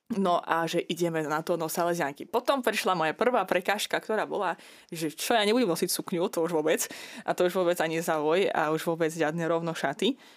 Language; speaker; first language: Slovak; non-native, fluent; Azerbaijani